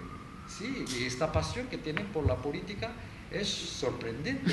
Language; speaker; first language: Spanish; non-native, fluent; Arabic